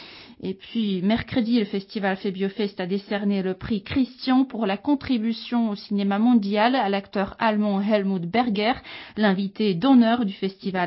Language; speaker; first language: French; native; French